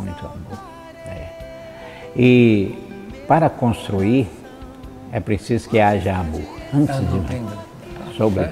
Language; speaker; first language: Portuguese; native; Portuguese